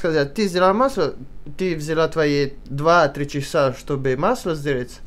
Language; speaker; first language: Russian; early bilingual, heritage; Italian